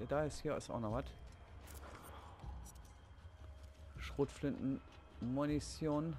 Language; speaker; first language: German; native; German